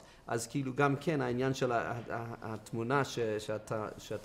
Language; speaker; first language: Hebrew; non-native, fluent; English